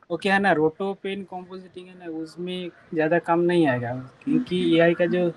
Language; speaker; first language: Hindi; non-native, local second language; Bangla